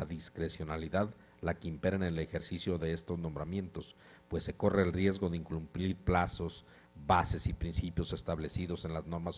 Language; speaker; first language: Spanish; native; Spanish